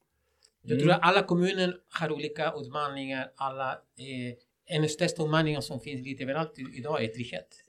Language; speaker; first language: Swedish; non-native, fluent; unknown